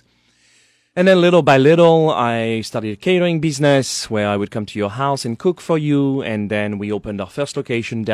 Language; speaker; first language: English; non-native, fluent; French